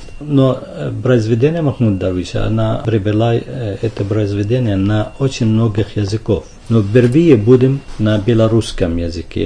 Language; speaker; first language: Russian; non-native, fluent; Arabic